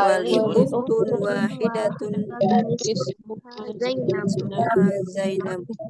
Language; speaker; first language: Arabic; non-native, learner; Indonesian